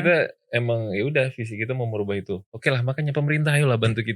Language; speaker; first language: Indonesian; native; Indonesian